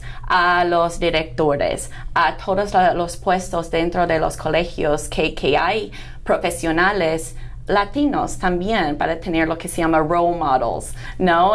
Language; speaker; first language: Spanish; non-native, fluent; English